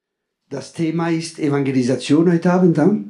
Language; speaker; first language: German; non-native, fluent; French